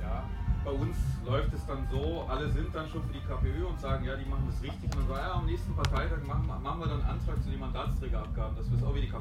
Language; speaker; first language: German; native; German